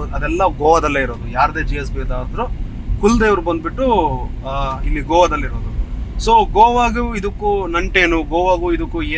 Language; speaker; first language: Kannada; non-native, local second language; Konkani